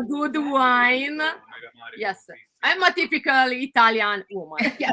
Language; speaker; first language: English; non-native, learner; Italian